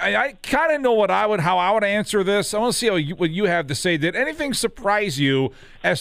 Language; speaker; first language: English; native; English